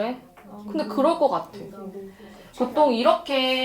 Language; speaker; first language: Korean; native; Korean